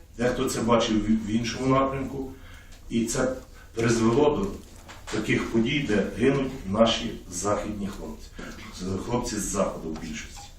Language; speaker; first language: Ukrainian; native; Ukrainian